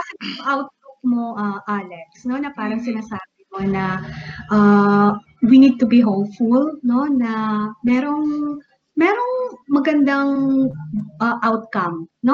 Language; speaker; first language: English; non-native, local second language; Bikol